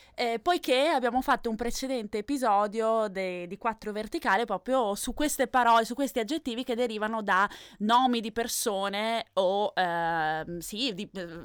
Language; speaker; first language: Italian; native; Italian